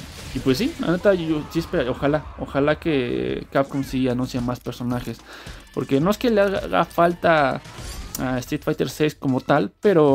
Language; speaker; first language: Spanish; native; Spanish